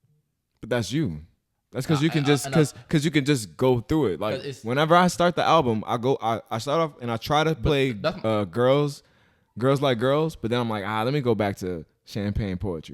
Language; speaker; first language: English; native; English